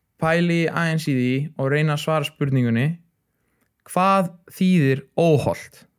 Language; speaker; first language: Icelandic; early bilingual, other home language; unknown